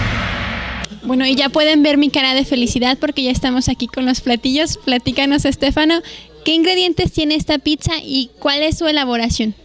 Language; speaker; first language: Spanish; native; Spanish